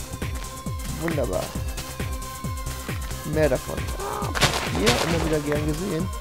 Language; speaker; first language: German; native; German